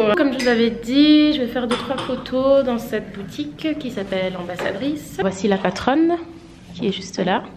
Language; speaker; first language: French; native; French